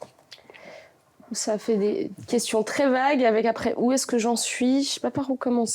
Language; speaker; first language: French; native; French